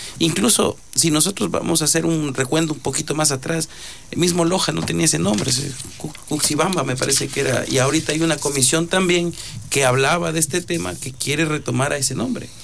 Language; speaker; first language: Spanish; native; Spanish